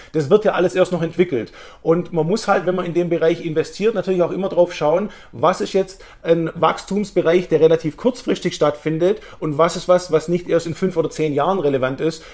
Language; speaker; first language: German; early bilingual, heritage; German